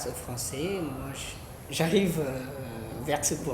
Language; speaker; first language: French; non-native, fluent; Khmer